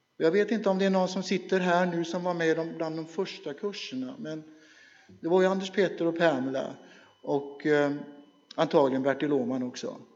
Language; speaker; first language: Swedish; native; Swedish